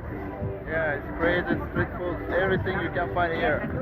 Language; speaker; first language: English; non-native, learner; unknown